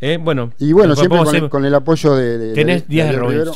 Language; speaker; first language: Spanish; native; Spanish